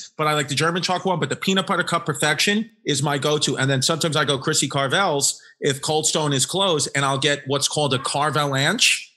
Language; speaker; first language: English; native; English